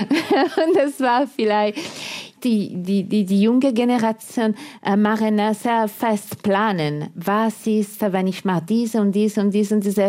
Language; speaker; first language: German; non-native, fluent; Italian